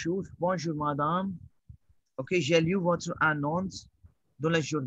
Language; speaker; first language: French; non-native, fluent; Hindi